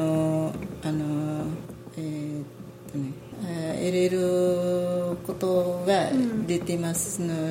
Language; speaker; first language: Japanese; non-native, learner; Filipino